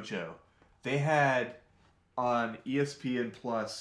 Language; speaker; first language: English; native; English